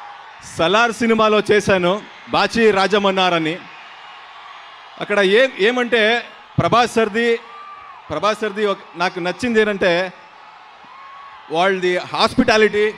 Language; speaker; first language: Telugu; non-native, learner; Kannada